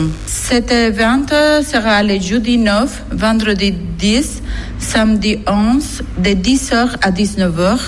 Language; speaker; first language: French; non-native, learner; Spanish